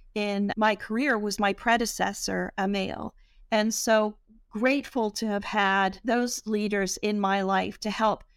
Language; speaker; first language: English; native; English